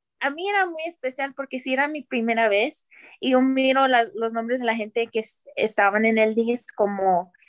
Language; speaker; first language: Spanish; early bilingual, heritage; Spanish